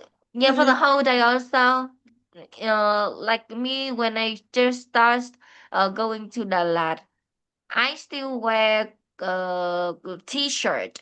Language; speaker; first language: English; non-native, fluent; Vietnamese